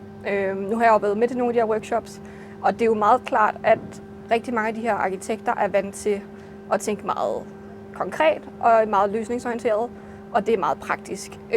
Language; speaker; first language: Danish; native; Danish